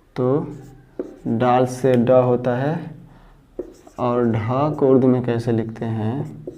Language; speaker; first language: Hindi; native; Hindi